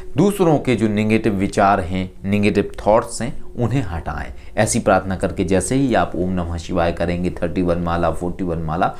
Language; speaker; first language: Hindi; native; Hindi